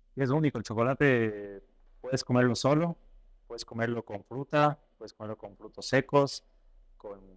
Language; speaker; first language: Spanish; native; Spanish